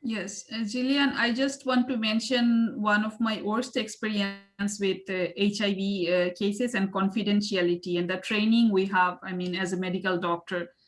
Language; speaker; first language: English; non-native, local second language; Bangla